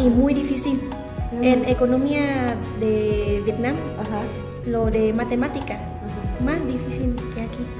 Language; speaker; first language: Spanish; non-native, learner; Vietnamese